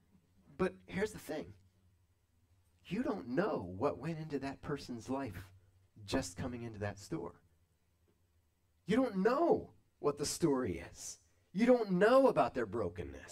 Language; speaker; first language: English; native; English